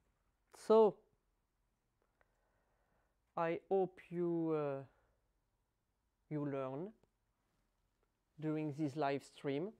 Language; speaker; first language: English; non-native, learner; French